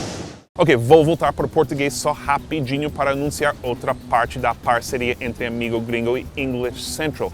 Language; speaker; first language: Portuguese; non-native, fluent; English